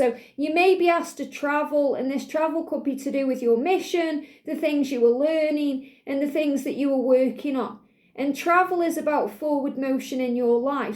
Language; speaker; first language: English; native; English